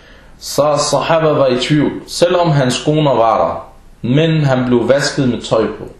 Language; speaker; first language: Danish; early bilingual, other home language; Arabic